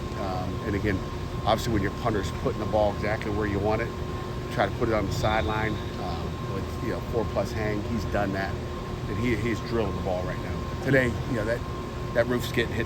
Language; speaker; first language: English; native; English